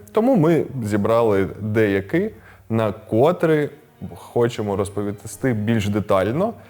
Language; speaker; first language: Ukrainian; non-native, local second language; Russian